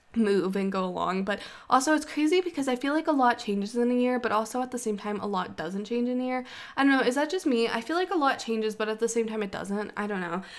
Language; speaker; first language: English; native; English